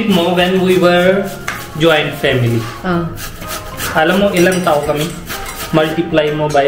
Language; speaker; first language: Filipino; non-native, learner; Hindi